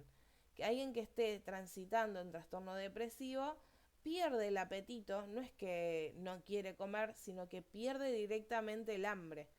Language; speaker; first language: Spanish; native; Spanish